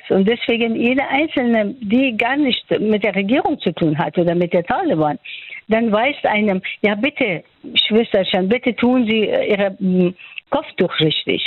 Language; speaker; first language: German; non-native, fluent; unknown